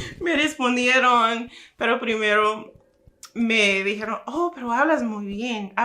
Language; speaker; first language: Spanish; non-native, fluent; English